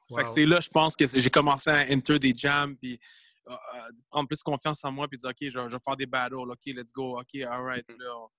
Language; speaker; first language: French; native; French